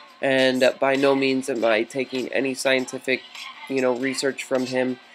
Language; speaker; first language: English; native; English